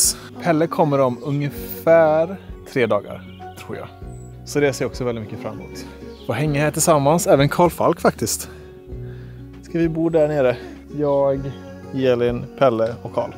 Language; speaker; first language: Swedish; native; Swedish